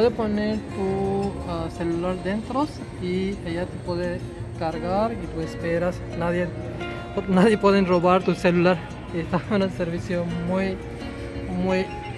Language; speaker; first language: Spanish; non-native, learner; Urdu